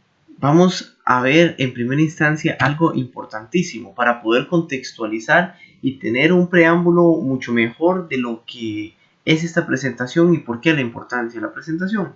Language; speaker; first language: Spanish; native; Spanish